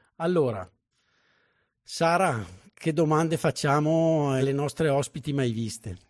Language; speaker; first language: Italian; native; Italian